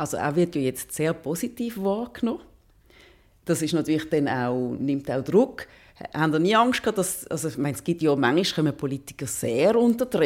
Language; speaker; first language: German; native; German